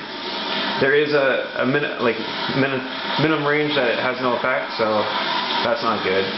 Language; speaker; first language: English; native; English